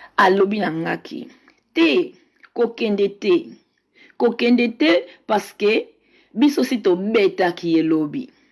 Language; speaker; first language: Lingala; non-native, fluent; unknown